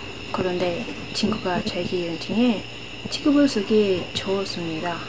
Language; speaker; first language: Korean; non-native, learner; Filipino